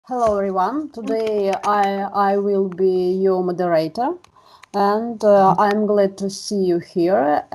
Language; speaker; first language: English; non-native, learner; Russian